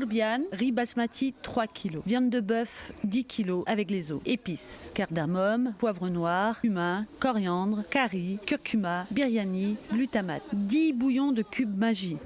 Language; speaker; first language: French; native; French